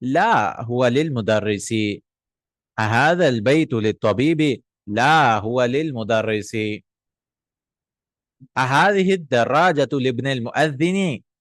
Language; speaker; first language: Arabic; non-native, fluent; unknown